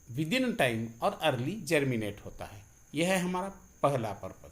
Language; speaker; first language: Hindi; non-native, local second language; Marathi